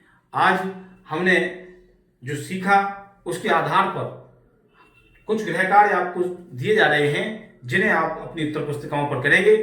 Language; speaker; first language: Hindi; native; Hindi